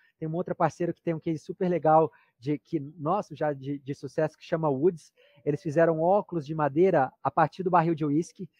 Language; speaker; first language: Portuguese; native; Portuguese